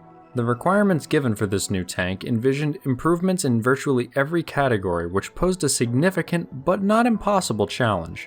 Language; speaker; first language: English; native; English